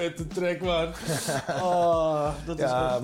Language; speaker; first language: Dutch; native; Dutch